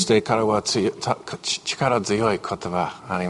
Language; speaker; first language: Japanese; non-native, fluent; English